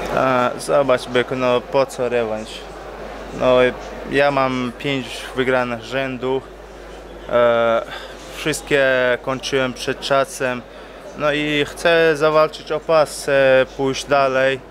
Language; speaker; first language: Polish; non-native, fluent; Chechen